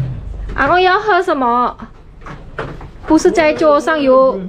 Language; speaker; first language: Chinese; non-native, learner; Javanese